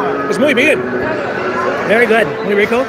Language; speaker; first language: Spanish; non-native, learner; English